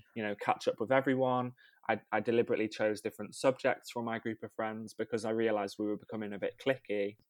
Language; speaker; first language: English; native; English